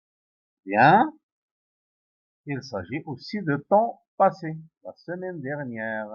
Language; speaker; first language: French; non-native, local second language; Arabic